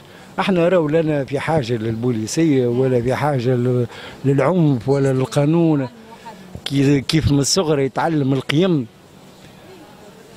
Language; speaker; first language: Arabic; native; Arabic